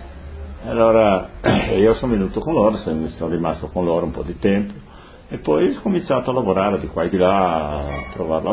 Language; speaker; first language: Italian; non-native, local second language; Friulian